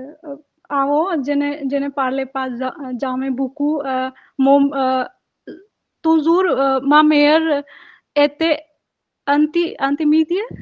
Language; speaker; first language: French; non-native, learner; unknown